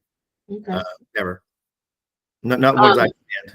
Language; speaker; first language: English; native; English